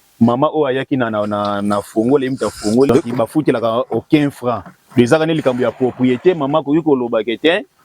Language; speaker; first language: Lingala; non-native, local second language; Kongo